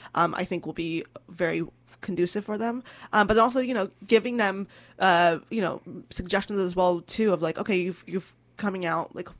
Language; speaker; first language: English; native; English